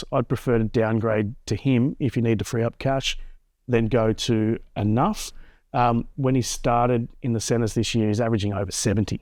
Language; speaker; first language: English; native; English